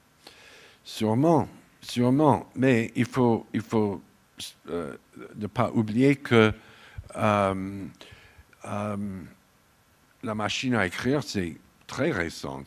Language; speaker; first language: French; non-native, fluent; English